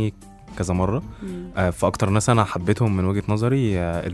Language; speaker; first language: Arabic; native; Arabic